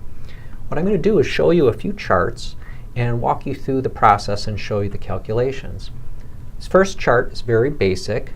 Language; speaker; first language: English; native; English